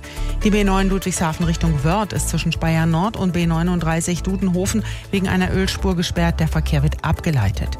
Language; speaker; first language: German; native; German